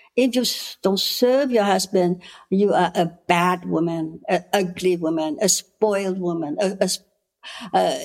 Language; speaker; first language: English; non-native, fluent; Khmer